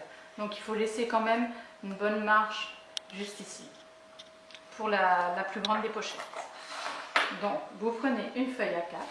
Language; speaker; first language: French; native; French